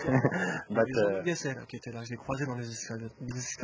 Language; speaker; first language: French; native; French